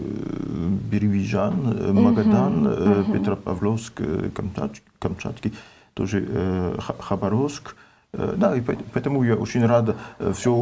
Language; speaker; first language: Russian; non-native, learner; French